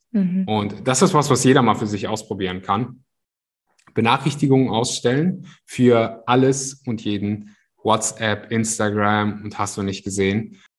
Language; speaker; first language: German; early bilingual, other home language; Russian